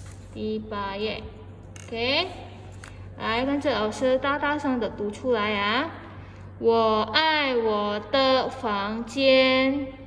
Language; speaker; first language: Chinese; non-native, fluent; Indonesian